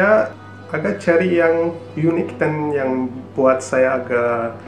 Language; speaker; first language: Indonesian; non-native, fluent; Turkish